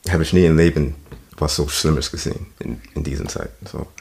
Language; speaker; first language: German; non-native, learner; English